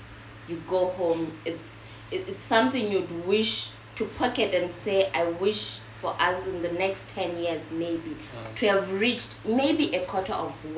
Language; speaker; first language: English; non-native, local second language; Southern Sotho